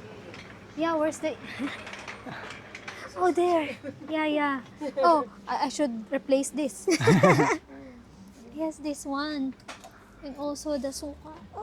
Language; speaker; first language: English; non-native, local second language; Filipino